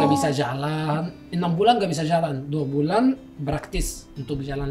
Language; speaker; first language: Indonesian; non-native, learner; Arabic